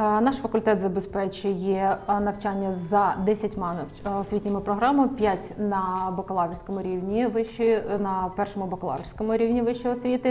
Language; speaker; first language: Ukrainian; native; Ukrainian